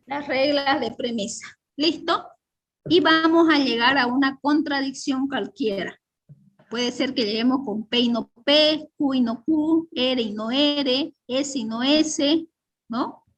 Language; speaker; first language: Spanish; native; Spanish